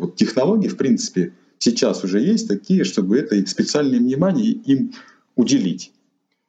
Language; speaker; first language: Russian; native; Russian